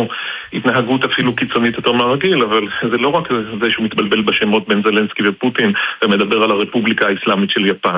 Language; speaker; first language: Hebrew; native; Hebrew